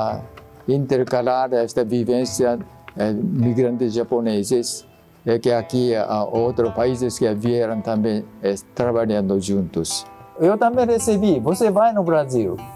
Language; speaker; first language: Portuguese; non-native, learner; Japanese